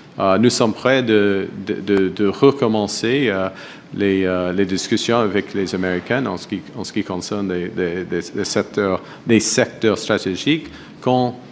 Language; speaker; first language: French; non-native, fluent; English